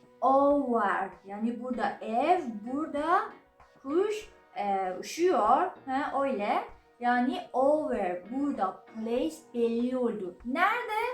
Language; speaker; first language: Turkish; non-native, learner; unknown